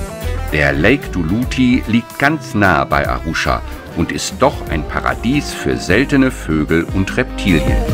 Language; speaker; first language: German; native; German